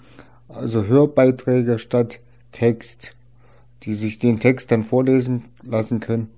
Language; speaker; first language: German; native; German